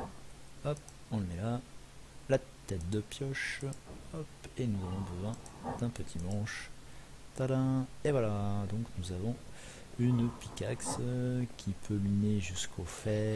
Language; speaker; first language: French; native; French